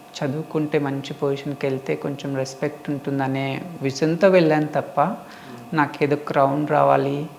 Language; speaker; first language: Telugu; native; Telugu